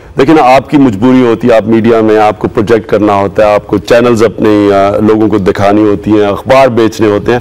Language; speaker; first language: Urdu; native; Urdu